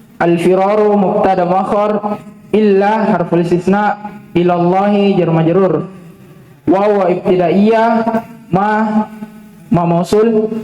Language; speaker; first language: Arabic; non-native, learner; Indonesian